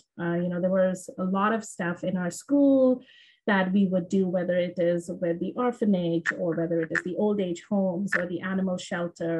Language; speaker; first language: English; non-native, local second language; Bangla